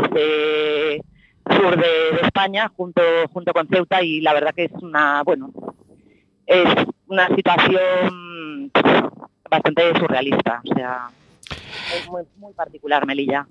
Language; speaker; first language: Spanish; native; Spanish